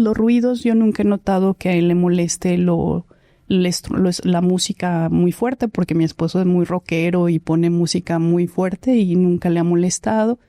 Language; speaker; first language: Spanish; native; Spanish